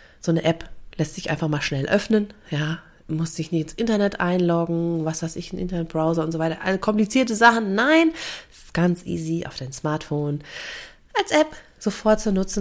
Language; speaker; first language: German; native; German